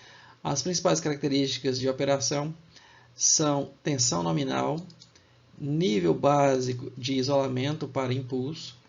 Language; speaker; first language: Portuguese; native; Portuguese